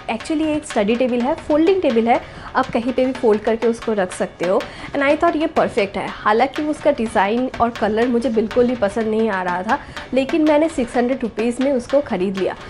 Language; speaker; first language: Hindi; non-native, local second language; Bangla